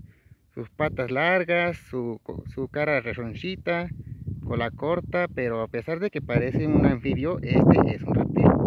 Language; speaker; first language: Spanish; native; Spanish